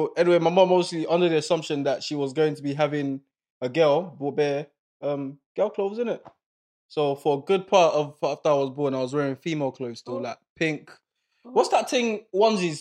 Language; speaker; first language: English; non-native, local second language; Yoruba